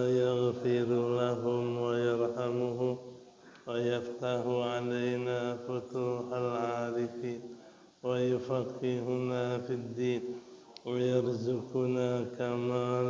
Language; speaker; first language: Arabic; non-native, fluent; Indonesian